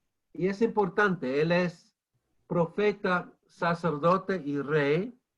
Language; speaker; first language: Spanish; non-native, fluent; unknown